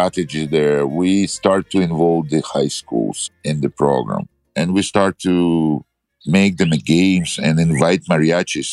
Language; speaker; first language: English; non-native, learner; Ukrainian